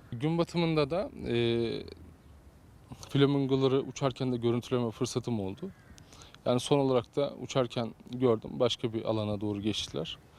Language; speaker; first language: Turkish; native; Turkish